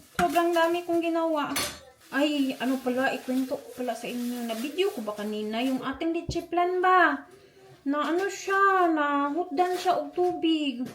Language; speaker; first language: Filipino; non-native, local second language; Cebuano